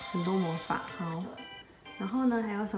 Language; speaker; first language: Chinese; native; Chinese